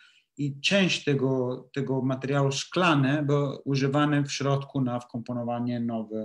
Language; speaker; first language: Polish; non-native, learner; Italian